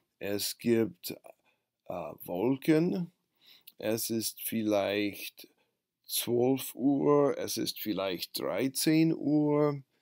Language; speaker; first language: German; non-native, fluent; English